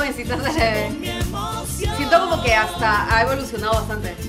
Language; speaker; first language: Spanish; native; Spanish